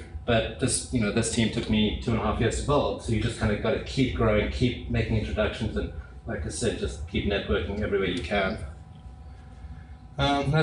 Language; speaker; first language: English; native; English